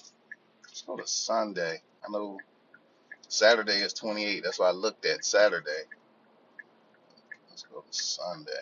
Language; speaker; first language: English; native; English